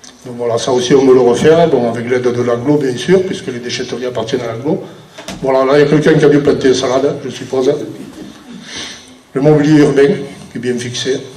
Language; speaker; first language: French; native; French